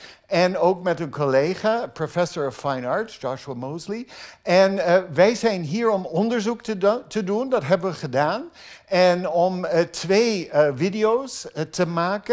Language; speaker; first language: Dutch; non-native, fluent; English